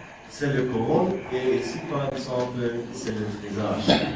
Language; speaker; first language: French; non-native, learner; German